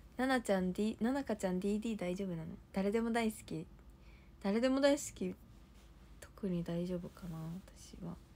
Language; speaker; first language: Japanese; native; Japanese